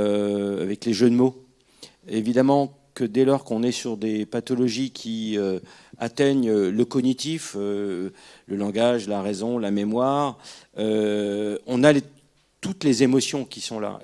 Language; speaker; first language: French; native; French